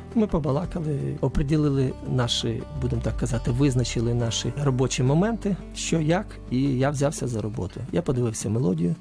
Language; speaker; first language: Ukrainian; native; Ukrainian